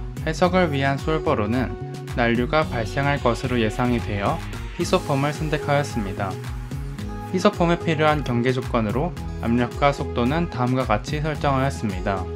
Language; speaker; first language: Korean; native; Korean